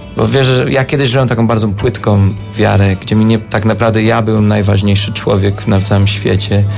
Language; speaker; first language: Polish; early bilingual, heritage; Polish